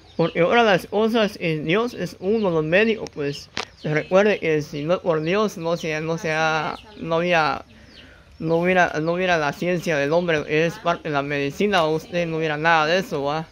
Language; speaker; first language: Spanish; native; Spanish